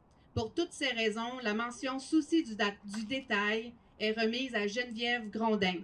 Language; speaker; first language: French; native; French